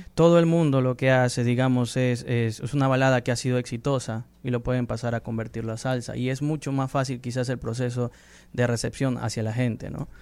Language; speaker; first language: Spanish; native; Spanish